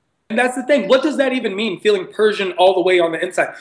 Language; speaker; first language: English; early bilingual, other home language; Persian